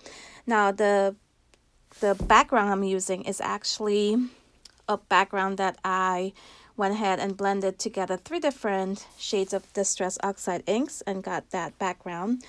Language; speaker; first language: English; native; English